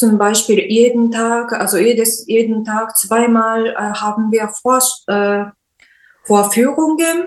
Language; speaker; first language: German; non-native, learner; Japanese